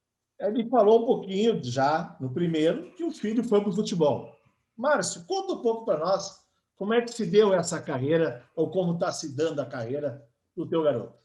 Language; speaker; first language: Portuguese; native; Portuguese